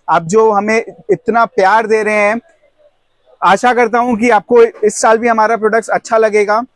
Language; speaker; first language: Hindi; non-native, local second language; Bangla